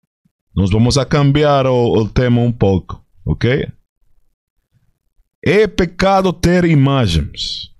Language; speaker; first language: Portuguese; non-native, fluent; Spanish